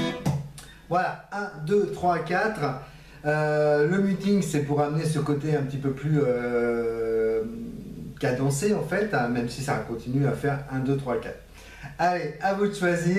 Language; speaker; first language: French; native; French